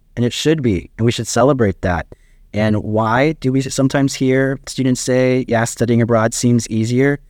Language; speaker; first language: English; native; English